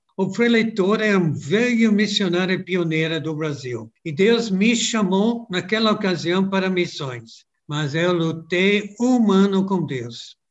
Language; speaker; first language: Portuguese; non-native, fluent; English